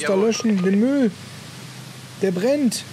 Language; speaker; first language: German; native; German